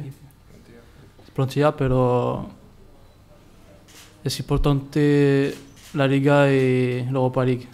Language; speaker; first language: Spanish; non-native, learner; French